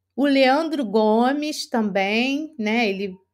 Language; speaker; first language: Portuguese; native; Portuguese